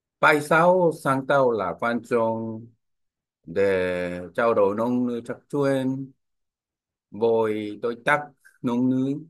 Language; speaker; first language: Vietnamese; non-native, learner; Korean